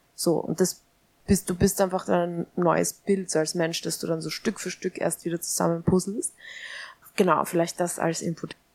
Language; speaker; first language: German; native; German